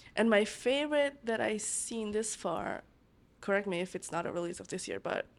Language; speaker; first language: English; non-native, fluent; Italian